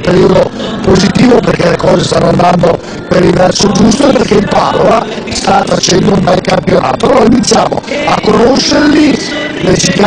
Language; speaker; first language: Italian; native; Italian